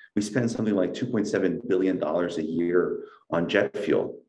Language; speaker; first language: English; native; English